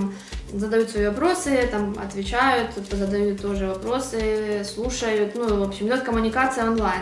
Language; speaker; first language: Russian; native; Russian